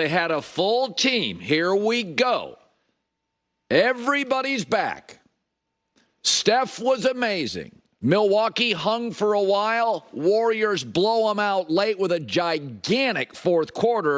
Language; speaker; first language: English; native; English